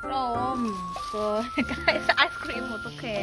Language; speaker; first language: Korean; non-native, learner; Vietnamese